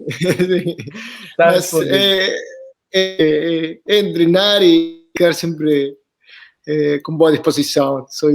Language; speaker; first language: Portuguese; non-native, fluent; Spanish